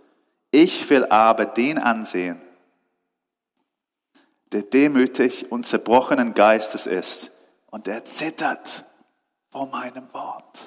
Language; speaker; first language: German; non-native, fluent; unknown